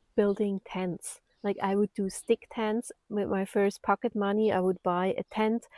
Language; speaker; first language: English; non-native, fluent; German